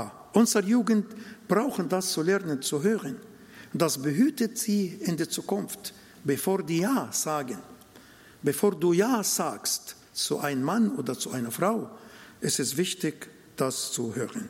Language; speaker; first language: German; non-native, learner; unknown